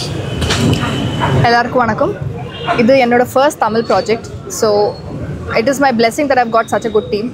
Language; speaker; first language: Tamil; non-native, learner; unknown